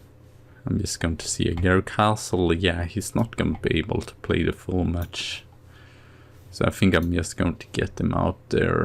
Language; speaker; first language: English; non-native, fluent; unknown